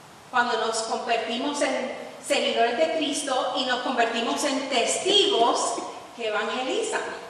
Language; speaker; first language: Spanish; early bilingual, heritage; Spanish